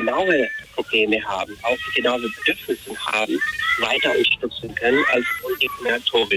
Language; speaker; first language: German; non-native, fluent; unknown